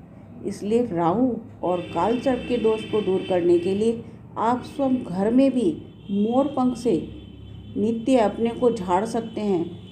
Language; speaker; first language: Hindi; native; Hindi